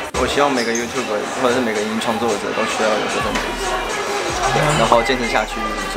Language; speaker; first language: Chinese; native; Chinese